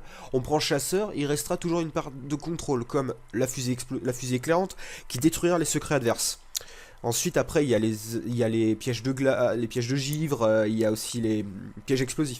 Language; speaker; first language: French; native; French